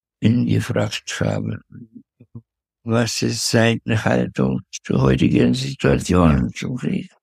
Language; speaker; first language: German; non-native, fluent; Russian